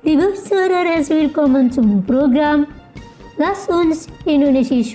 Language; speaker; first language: German; non-native, fluent; Indonesian